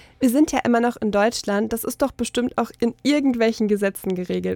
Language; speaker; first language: German; native; German